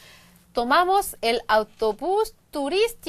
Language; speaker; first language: Spanish; non-native, fluent; Korean